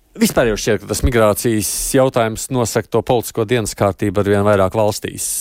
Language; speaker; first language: Latvian; native; Latvian